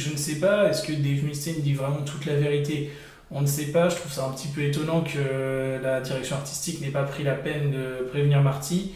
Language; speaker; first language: French; native; French